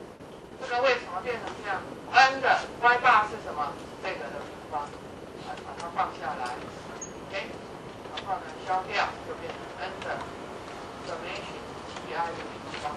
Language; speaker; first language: Chinese; native; Chinese